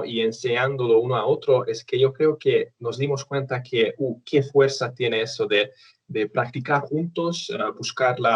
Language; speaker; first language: Spanish; non-native, fluent; Romanian